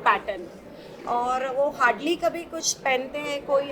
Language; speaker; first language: Hindi; native; Hindi